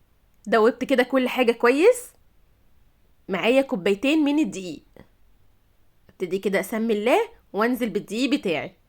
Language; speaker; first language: Arabic; native; Arabic